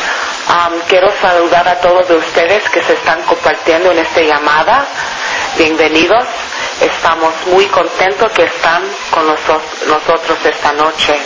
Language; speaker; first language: Spanish; non-native, fluent; English